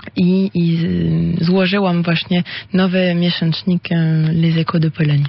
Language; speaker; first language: Polish; non-native, fluent; French